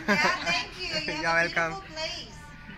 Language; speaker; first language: English; non-native, learner; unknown